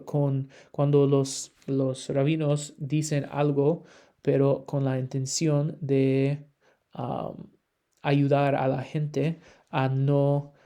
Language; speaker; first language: Spanish; non-native, fluent; English